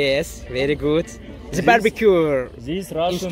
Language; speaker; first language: English; non-native, learner; Russian